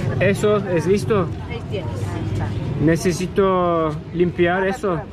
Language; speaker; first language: Spanish; non-native, learner; Turkish